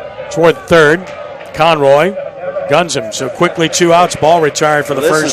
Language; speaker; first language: English; native; English